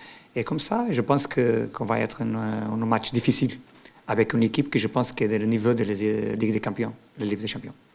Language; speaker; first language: French; non-native, learner; Portuguese